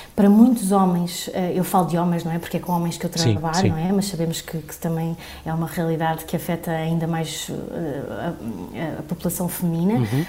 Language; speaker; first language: Portuguese; native; Portuguese